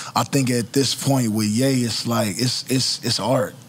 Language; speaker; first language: English; native; English